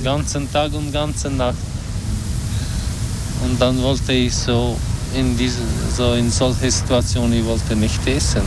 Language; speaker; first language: German; non-native, learner; Albanian